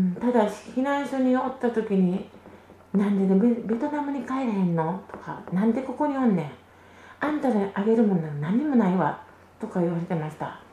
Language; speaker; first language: Japanese; early bilingual, other home language; Vietnamese